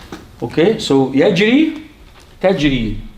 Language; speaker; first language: Arabic; non-native, fluent; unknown